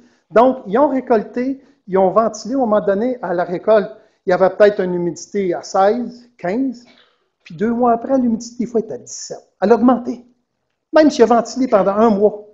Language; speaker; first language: French; native; French